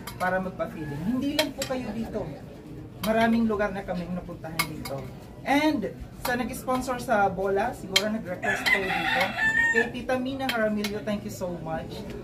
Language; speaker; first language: Filipino; non-native, local second language; Waray